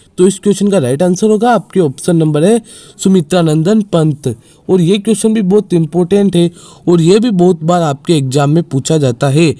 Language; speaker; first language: Hindi; native; Hindi